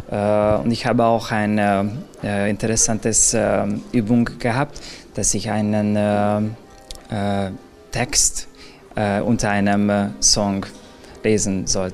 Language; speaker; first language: German; non-native, local second language; Hungarian